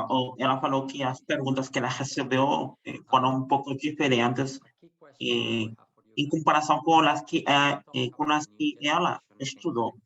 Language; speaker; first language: Portuguese; non-native, fluent; Spanish